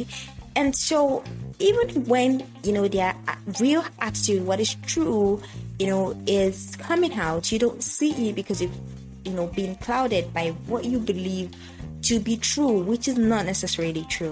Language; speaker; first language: English; non-native, local second language; Yoruba